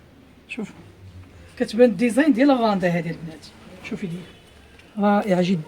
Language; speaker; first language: Arabic; native; Arabic